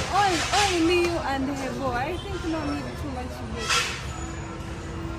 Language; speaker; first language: English; non-native, learner; Swahili